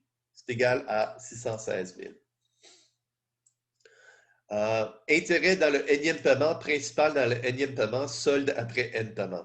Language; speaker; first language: French; native; French